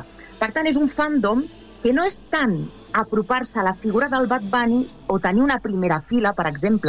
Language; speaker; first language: Catalan; native; Catalan